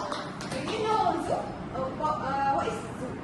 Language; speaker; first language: English; non-native, learner; Malay